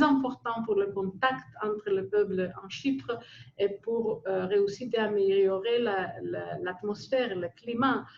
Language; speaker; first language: French; non-native, fluent; Greek